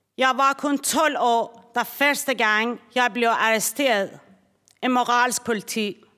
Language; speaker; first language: Danish; non-native, fluent; Persian